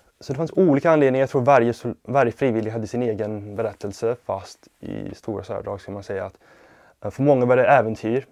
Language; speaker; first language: Swedish; non-native, fluent; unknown